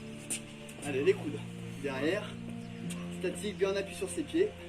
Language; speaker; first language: French; native; French